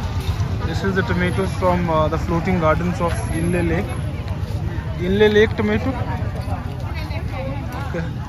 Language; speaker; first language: English; non-native, local second language; Hindi